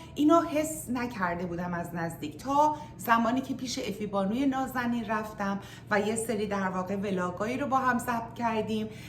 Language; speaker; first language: Persian; native; Persian